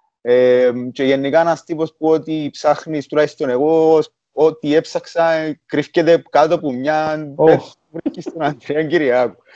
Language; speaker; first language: Greek; native; Greek